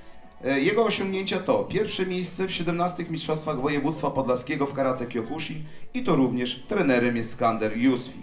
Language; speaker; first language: Polish; native; Polish